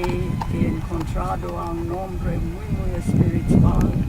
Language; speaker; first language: Spanish; non-native, fluent; English